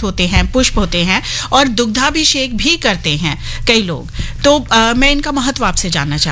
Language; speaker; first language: Hindi; native; Hindi